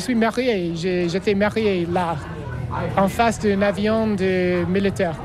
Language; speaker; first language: French; non-native, fluent; English